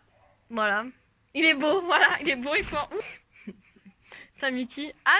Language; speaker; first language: French; native; French